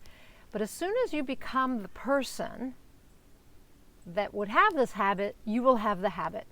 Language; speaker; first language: English; native; English